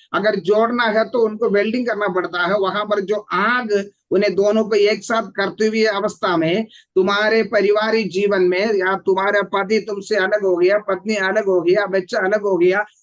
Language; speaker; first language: Hindi; non-native, local second language; Malayalam